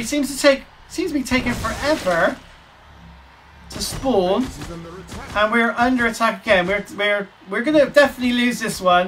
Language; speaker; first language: English; native; English